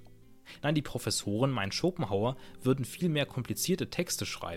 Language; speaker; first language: German; native; German